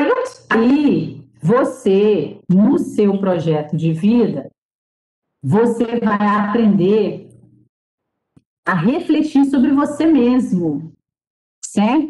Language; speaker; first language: Portuguese; native; Portuguese